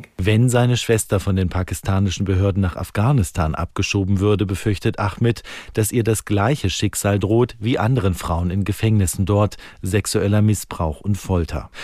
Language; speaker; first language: German; native; German